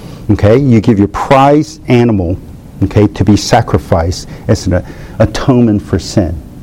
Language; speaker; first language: English; early bilingual, other home language; Chinese